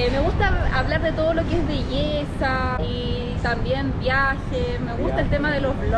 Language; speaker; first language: Spanish; native; Spanish